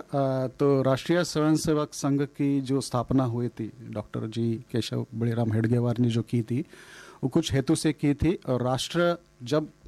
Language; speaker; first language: Hindi; non-native, local second language; Marathi